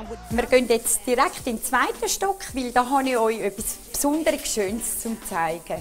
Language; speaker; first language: German; native; German